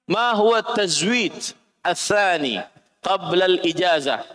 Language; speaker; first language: Arabic; non-native, fluent; Indonesian